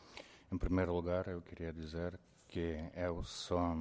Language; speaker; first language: Portuguese; non-native, fluent; Ukrainian